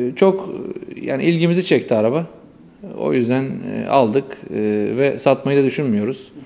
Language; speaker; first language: Turkish; native; Turkish